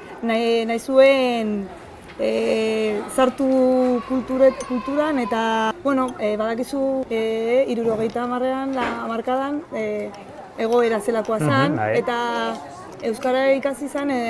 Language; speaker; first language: Basque; non-native, local second language; Spanish